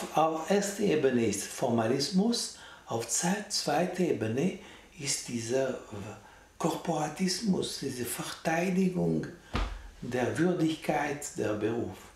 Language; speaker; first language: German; non-native, local second language; French